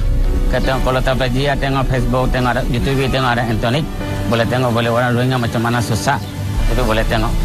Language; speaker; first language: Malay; non-native, learner; Rohingya